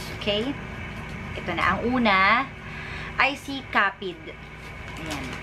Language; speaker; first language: Filipino; native; Filipino